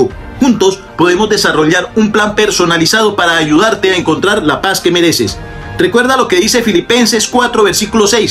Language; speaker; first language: Spanish; native; Spanish